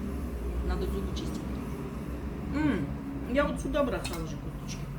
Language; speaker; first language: Russian; native; Russian